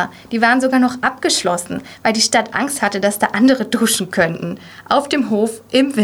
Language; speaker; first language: German; native; German